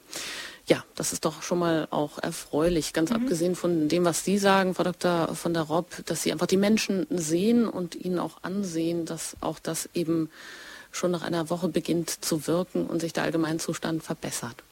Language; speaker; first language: German; native; German